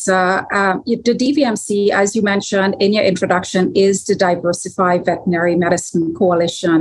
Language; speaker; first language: English; native; English